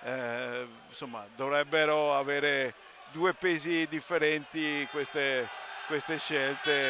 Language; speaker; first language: Italian; native; Italian